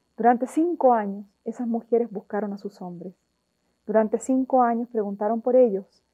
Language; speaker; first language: Spanish; native; Spanish